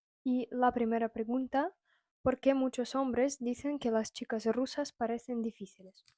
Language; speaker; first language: Spanish; non-native, fluent; Russian